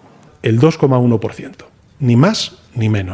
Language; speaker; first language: Spanish; native; Spanish